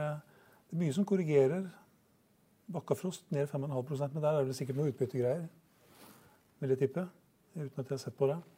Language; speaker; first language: Norwegian; native; Norwegian